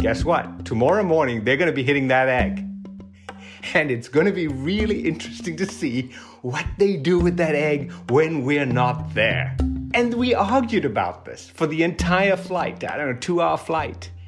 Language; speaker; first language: English; non-native, local second language; Tamil